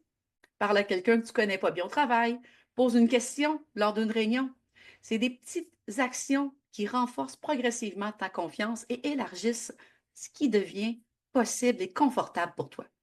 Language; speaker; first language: French; native; French